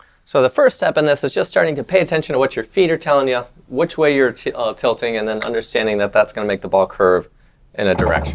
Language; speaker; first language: English; native; English